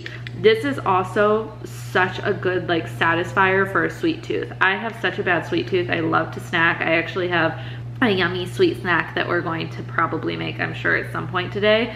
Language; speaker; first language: English; native; English